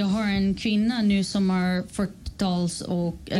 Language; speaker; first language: Swedish; non-native, fluent; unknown